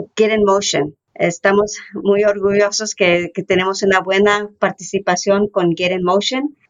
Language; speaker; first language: Spanish; early bilingual, heritage; Spanish